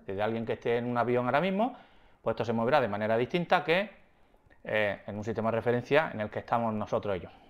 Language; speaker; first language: Spanish; native; Spanish